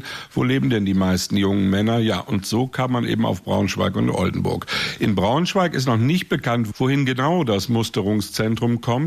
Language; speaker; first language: German; native; German